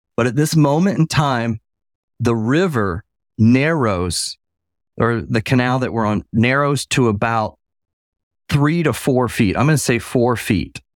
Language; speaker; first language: English; native; English